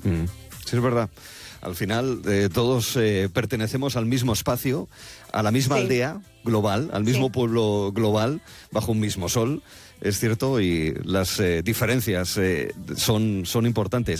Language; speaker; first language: Spanish; native; Spanish